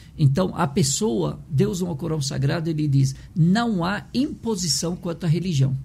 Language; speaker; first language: Portuguese; early bilingual, other home language; Arabic